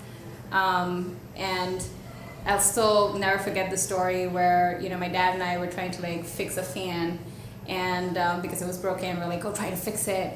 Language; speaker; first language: English; non-native, local second language; Telugu